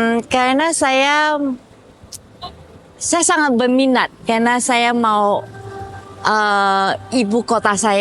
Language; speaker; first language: Indonesian; early bilingual, heritage; Indonesian